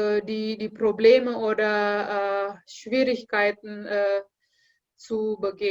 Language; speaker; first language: German; non-native, learner; Indonesian